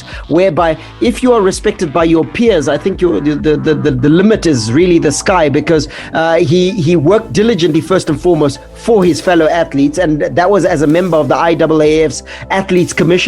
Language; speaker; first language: English; native; English